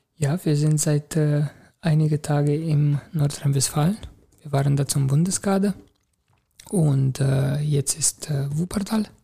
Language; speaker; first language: German; non-native, fluent; Romanian